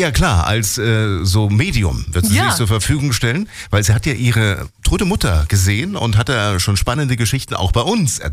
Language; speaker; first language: German; native; German